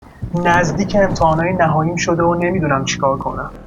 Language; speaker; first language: Persian; native; Persian